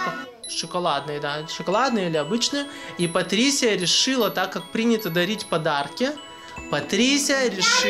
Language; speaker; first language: Russian; native; Russian